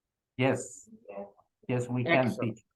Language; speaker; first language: English; non-native, fluent; Spanish